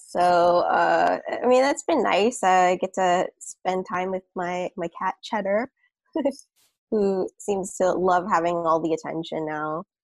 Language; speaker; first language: English; native; English